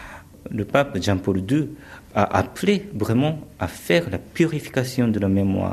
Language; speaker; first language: French; early bilingual, other home language; Japanese